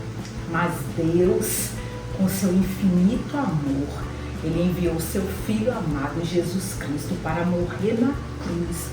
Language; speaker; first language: Portuguese; native; Portuguese